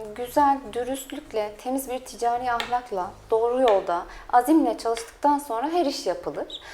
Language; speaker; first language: Turkish; native; Turkish